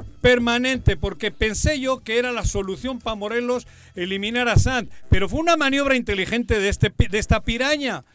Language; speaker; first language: Spanish; native; Spanish